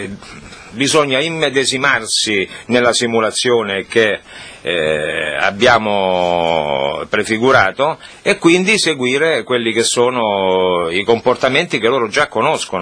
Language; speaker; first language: Italian; native; Italian